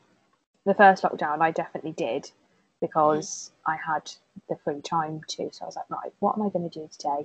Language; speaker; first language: English; native; English